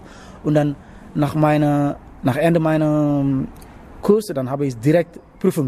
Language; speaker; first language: German; non-native, learner; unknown